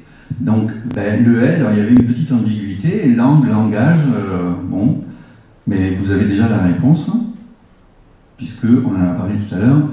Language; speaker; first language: French; native; French